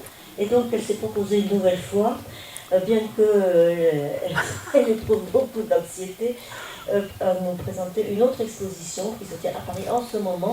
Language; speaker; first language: French; native; French